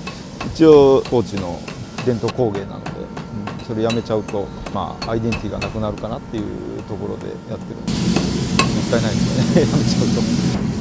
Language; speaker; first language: Japanese; native; Japanese